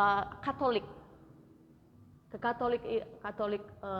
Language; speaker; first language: Korean; non-native, learner; Indonesian